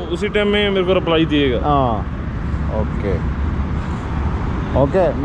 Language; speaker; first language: Hindi; non-native, local second language; Punjabi